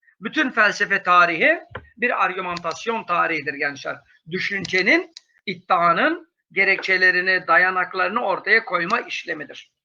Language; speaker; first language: Turkish; native; Turkish